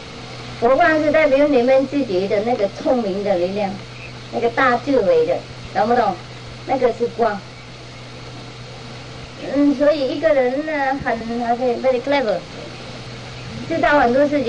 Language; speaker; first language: Chinese; non-native, fluent; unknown